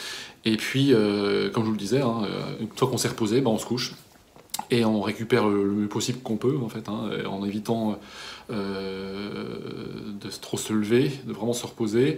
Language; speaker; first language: French; native; French